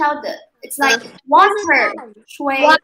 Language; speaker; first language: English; non-native, fluent; Chinese